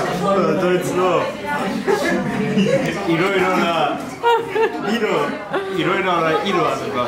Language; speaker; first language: Japanese; non-native, learner; German